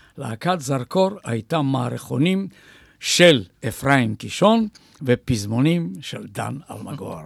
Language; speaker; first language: Hebrew; non-native, fluent; Bulgarian